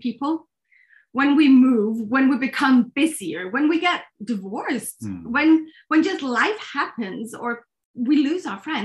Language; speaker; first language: English; non-native, fluent; Danish